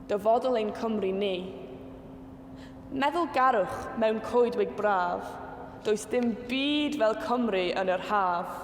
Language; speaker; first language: Welsh; non-native, local second language; English